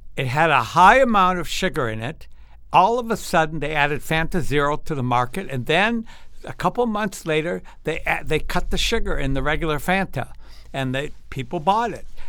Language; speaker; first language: English; native; English